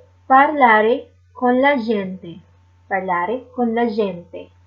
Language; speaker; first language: Italian; non-native, fluent; English